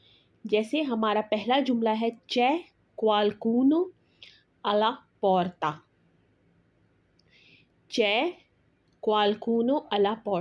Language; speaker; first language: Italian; non-native, fluent; Urdu